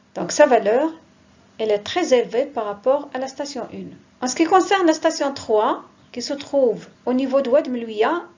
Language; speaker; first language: French; non-native, local second language; Arabic